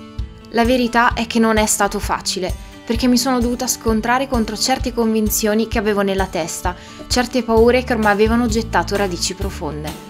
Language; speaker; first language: Italian; native; Italian